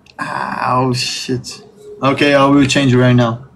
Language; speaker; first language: English; non-native, learner; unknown